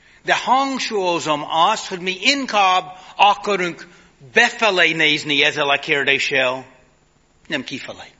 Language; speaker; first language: Hungarian; non-native, fluent; English